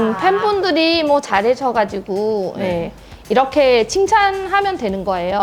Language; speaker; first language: Korean; non-native, fluent; Thai